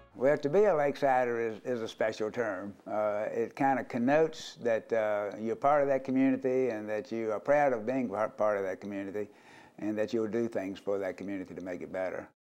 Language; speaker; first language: English; native; English